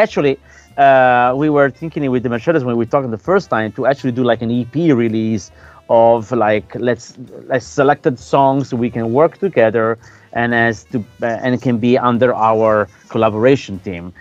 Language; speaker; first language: English; non-native, fluent; Italian